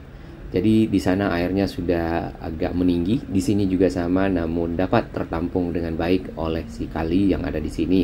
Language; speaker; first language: Indonesian; native; Indonesian